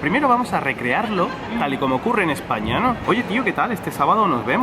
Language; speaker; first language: Spanish; native; Spanish